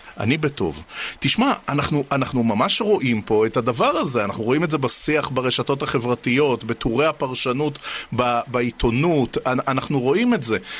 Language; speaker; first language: Hebrew; native; Hebrew